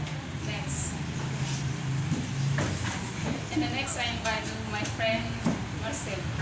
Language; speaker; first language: English; non-native, learner; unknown